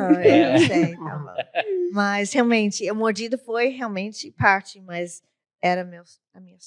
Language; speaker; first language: Portuguese; non-native, learner; English